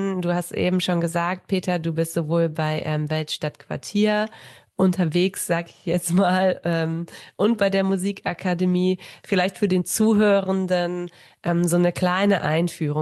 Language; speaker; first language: German; native; German